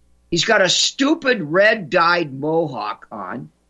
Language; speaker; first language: English; native; English